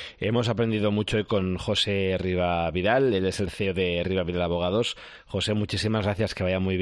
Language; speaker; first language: Spanish; native; Spanish